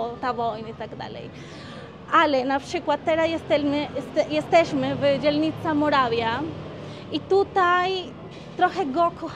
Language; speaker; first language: Polish; non-native, learner; Spanish